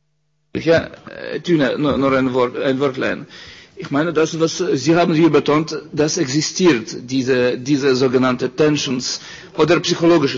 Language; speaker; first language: German; non-native, fluent; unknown